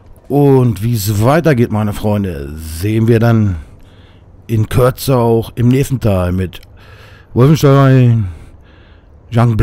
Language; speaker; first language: German; native; German